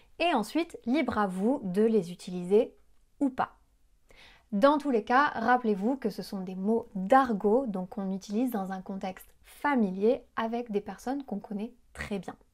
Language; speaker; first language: French; native; French